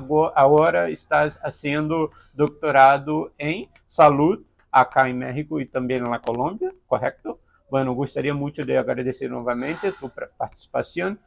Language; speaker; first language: Spanish; non-native, learner; Portuguese